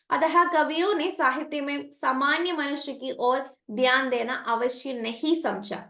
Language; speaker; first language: Hindi; non-native, local second language; Malayalam